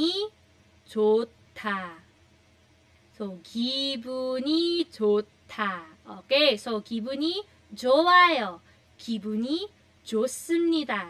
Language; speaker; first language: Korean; non-native, fluent; Filipino